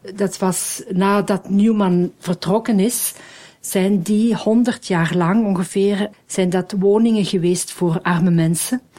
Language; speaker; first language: Dutch; native; Dutch